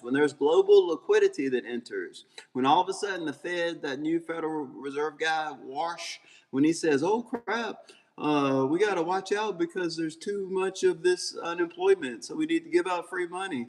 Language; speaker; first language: English; native; English